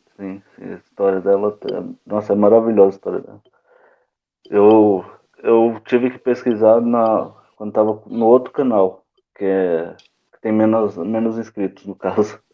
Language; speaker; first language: Portuguese; native; Portuguese